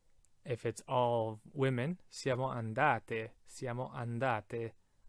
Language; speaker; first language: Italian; non-native, fluent; English